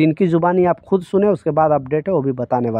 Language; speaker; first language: Hindi; native; Hindi